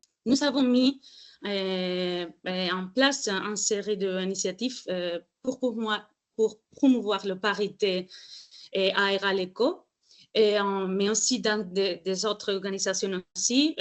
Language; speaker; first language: French; non-native, fluent; Spanish